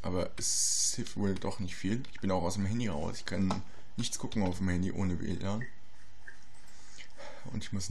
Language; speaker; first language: German; native; German